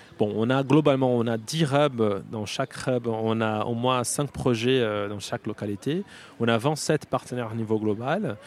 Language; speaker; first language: French; non-native, fluent; Portuguese